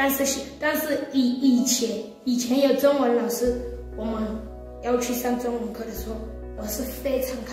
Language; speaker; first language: Chinese; non-native, learner; Southern Sotho